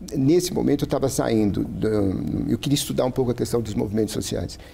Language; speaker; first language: Portuguese; native; Portuguese